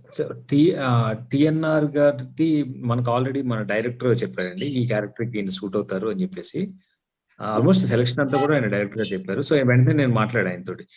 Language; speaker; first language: Telugu; native; Telugu